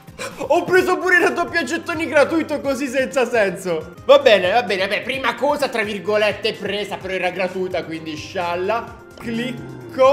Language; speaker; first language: Italian; native; Italian